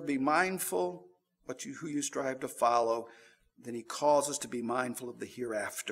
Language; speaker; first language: English; native; English